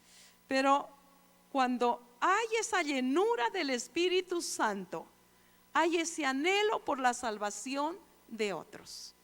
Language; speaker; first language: Spanish; native; Spanish